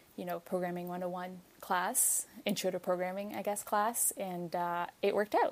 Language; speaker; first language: English; non-native, fluent; Arabic